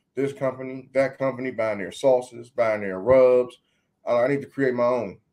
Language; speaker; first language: English; native; English